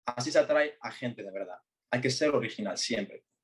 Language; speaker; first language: Spanish; early bilingual, other home language; Arabic